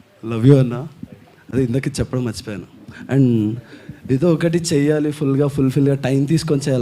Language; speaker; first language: Telugu; native; Telugu